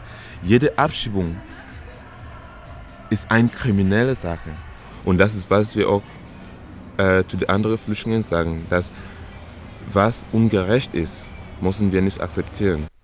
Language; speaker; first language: German; non-native, learner; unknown